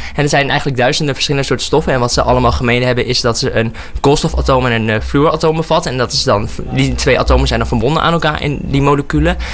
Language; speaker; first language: Dutch; early bilingual, other home language; Burmese